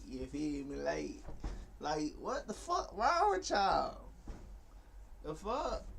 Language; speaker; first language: English; native; English